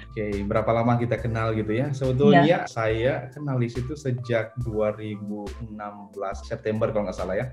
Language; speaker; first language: Indonesian; native; Indonesian